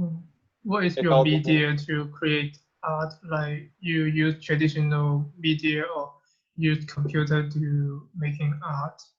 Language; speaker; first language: English; non-native, fluent; Chinese